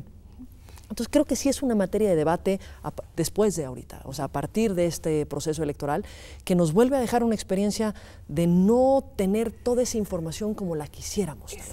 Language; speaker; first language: Spanish; native; Spanish